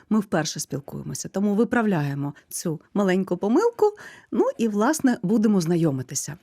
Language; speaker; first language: Ukrainian; native; Ukrainian